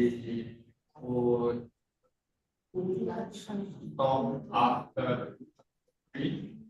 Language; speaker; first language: English; non-native, learner; Indonesian